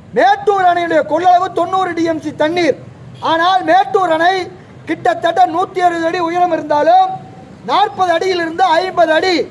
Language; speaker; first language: Tamil; native; Tamil